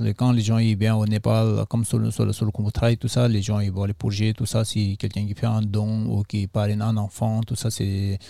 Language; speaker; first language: French; non-native, fluent; Nepali